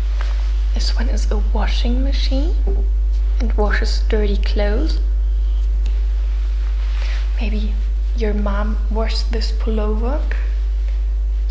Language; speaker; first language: English; non-native, fluent; German